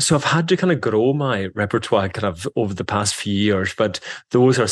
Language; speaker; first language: English; non-native, local second language; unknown